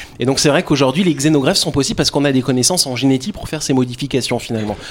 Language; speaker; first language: French; native; French